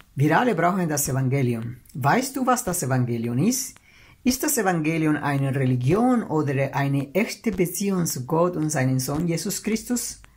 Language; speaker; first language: German; non-native, fluent; Spanish